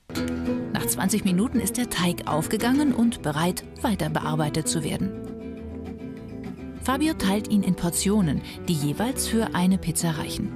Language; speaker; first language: German; native; German